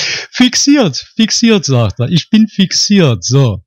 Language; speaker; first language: German; native; German